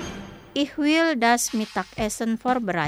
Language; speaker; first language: German; non-native, fluent; Indonesian